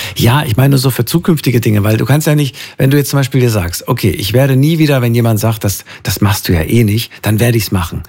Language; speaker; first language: German; native; German